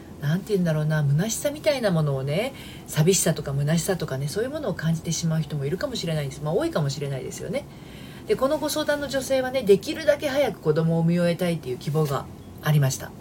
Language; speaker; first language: Japanese; native; Japanese